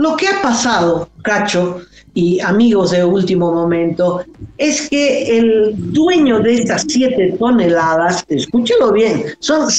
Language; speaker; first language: Spanish; native; Spanish